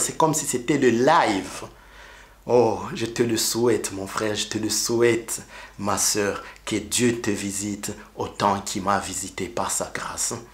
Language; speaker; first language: French; non-native, local second language; Kinyarwanda